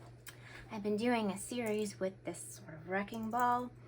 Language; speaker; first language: English; native; English